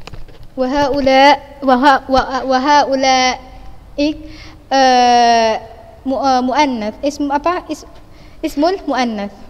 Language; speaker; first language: Arabic; non-native, fluent; Indonesian